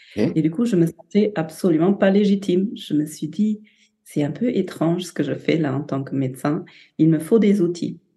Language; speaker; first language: French; non-native, fluent; German